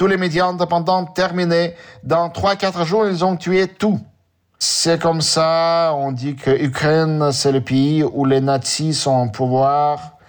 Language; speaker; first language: French; non-native, learner; Russian